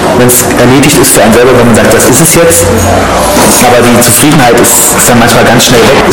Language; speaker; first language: German; native; German